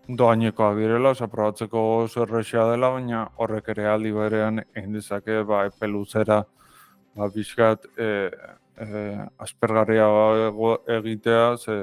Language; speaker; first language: Basque; native; Basque